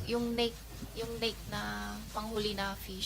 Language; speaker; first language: Filipino; non-native, learner; Chinese